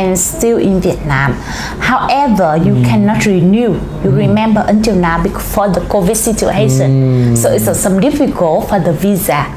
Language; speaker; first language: English; non-native, learner; Vietnamese